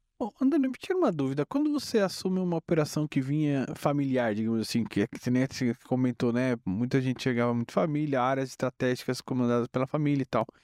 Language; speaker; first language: Portuguese; native; Portuguese